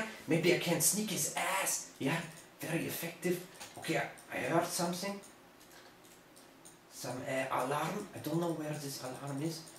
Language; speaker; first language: English; non-native, learner; German